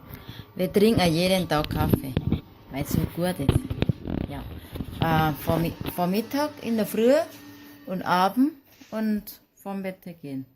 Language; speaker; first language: German; non-native, learner; Thai